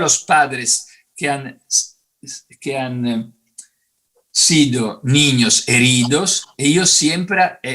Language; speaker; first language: Spanish; non-native, fluent; Italian